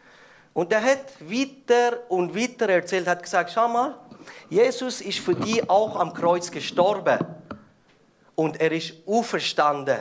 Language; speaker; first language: German; non-native, fluent; Persian